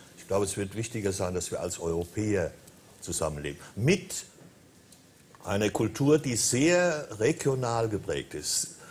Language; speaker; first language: German; native; German